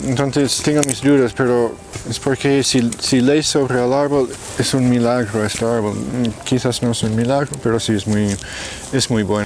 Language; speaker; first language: Spanish; non-native, fluent; English